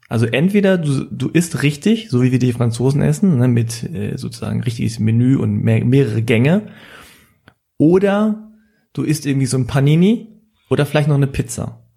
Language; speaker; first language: German; native; German